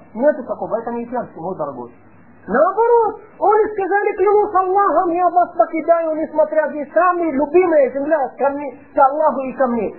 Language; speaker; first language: Russian; non-native, fluent; Arabic